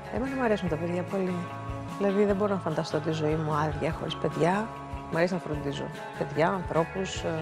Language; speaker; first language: Greek; native; Greek